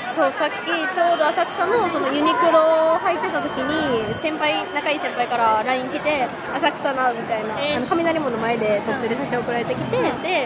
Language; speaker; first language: Japanese; native; Japanese